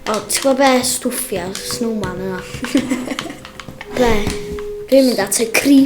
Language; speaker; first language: Welsh; native; Welsh